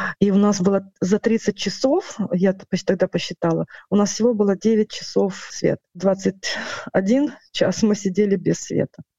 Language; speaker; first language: Russian; non-native, local second language; Ukrainian